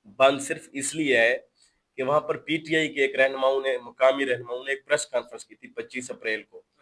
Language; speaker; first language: Urdu; non-native, local second language; Baluchi